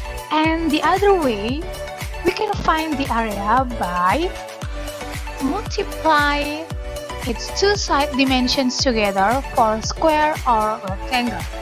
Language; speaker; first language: English; non-native, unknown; Indonesian